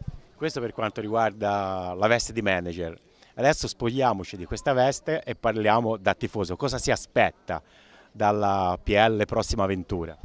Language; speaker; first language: Italian; native; Italian